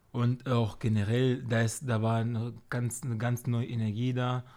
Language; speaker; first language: German; native; German